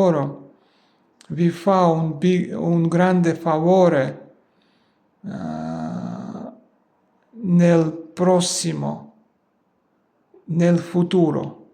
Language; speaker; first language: Italian; non-native, learner; Georgian